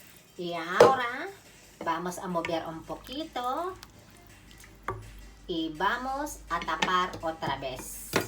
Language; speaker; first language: Spanish; non-native, learner; Filipino